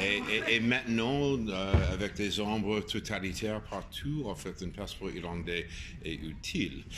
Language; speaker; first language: French; non-native, fluent; English